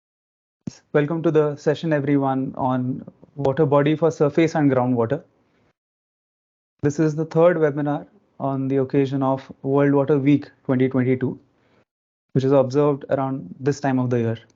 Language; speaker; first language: English; non-native, local second language; Marathi